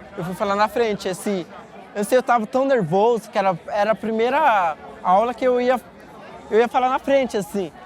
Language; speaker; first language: Portuguese; non-native, local second language; Guarani